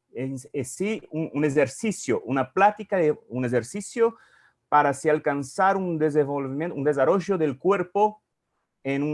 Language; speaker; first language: Spanish; non-native, fluent; Portuguese